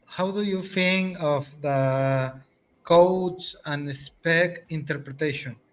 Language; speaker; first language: English; non-native, learner; Spanish